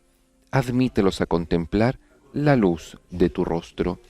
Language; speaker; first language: Spanish; native; Spanish